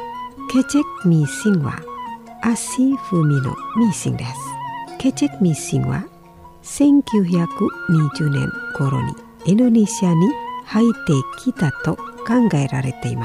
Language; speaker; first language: Japanese; non-native, learner; Indonesian